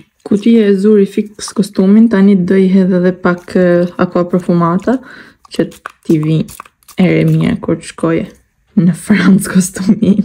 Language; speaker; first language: Albanian; native; Albanian